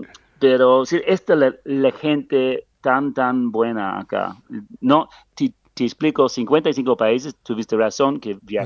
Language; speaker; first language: Spanish; non-native, learner; English